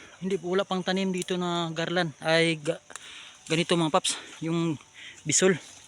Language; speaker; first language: Filipino; non-native, local second language; Cebuano